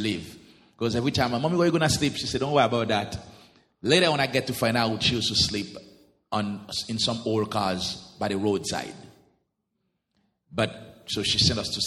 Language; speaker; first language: English; non-native, fluent; Haitian Creole